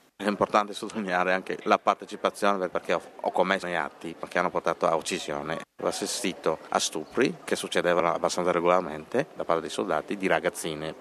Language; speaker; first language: Italian; non-native, fluent; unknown